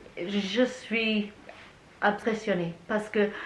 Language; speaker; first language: French; non-native, learner; English